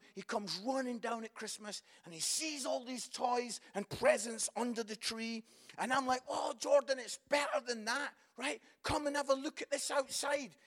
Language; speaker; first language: English; native; English